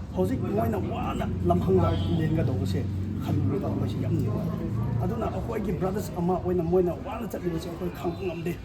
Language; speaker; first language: Manipuri; non-native, local second language; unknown